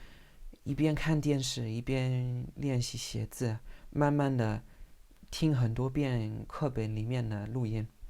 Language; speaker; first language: Chinese; non-native, fluent; English